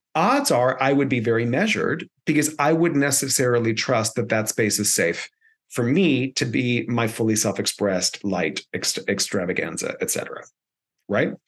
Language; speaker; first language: English; early bilingual, other home language; Spanish